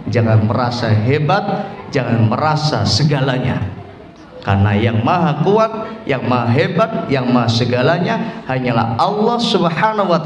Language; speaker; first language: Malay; non-native, local second language; Javanese